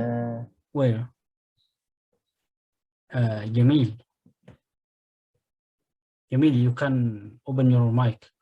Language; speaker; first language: English; non-native, fluent; Arabic